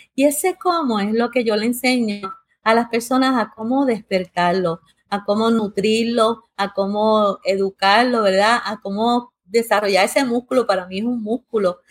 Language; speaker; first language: Spanish; early bilingual, heritage; Spanish